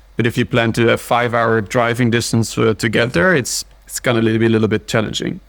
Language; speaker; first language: English; early bilingual, other home language; Dutch